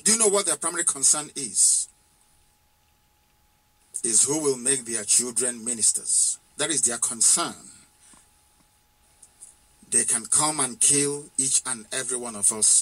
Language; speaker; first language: English; non-native, local second language; Igbo